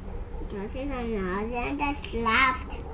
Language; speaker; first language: German; early bilingual, heritage; German